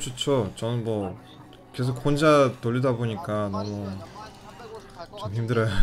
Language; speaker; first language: Korean; non-native, fluent; Russian